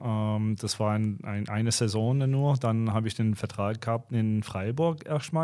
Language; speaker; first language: German; non-native, fluent; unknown